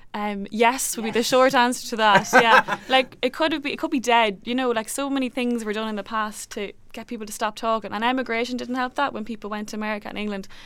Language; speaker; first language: English; native; English